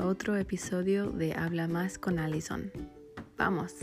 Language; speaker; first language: Spanish; non-native, fluent; English